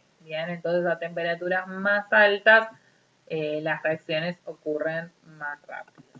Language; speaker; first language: Spanish; native; Spanish